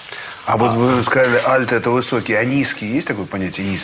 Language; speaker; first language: Russian; native; Russian